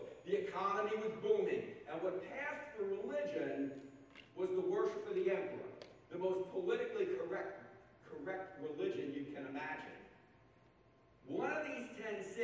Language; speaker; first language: English; native; English